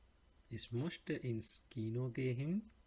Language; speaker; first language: German; non-native, learner; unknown